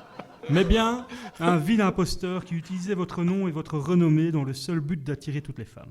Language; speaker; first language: French; native; French